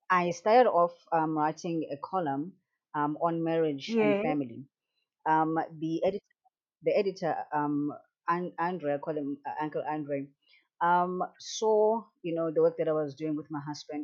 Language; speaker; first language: English; non-native, local second language; Xhosa